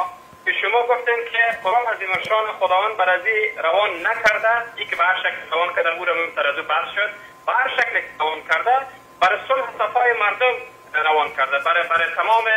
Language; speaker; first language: Persian; native; Persian